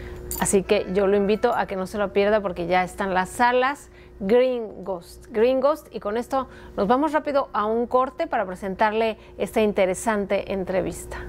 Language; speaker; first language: Spanish; native; Spanish